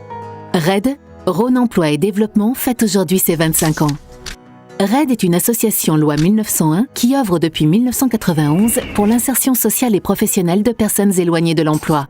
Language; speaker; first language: French; native; French